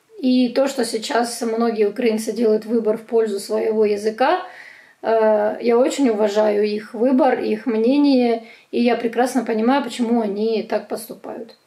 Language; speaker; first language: Russian; native; Russian